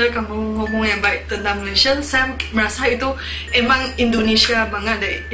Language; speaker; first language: Indonesian; non-native, fluent; Min Nan Chinese